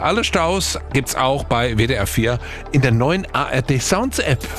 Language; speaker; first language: German; native; German